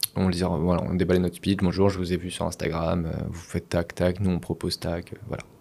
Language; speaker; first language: French; native; French